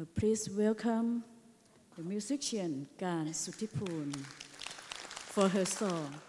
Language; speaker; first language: English; non-native, learner; Thai